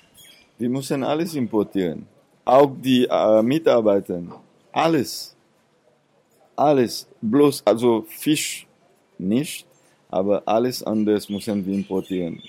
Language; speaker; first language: German; non-native, fluent; Seselwa Creole French